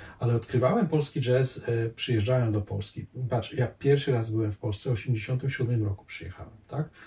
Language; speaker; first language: Polish; non-native, fluent; Croatian